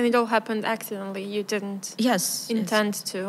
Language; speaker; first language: English; non-native, fluent; Serbian